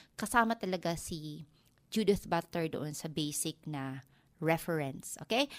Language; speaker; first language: Filipino; non-native, local second language; Waray